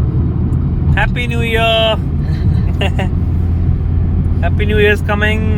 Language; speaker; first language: English; non-native, local second language; Hindi